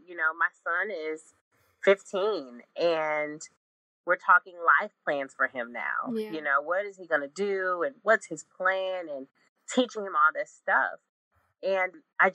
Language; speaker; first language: English; native; English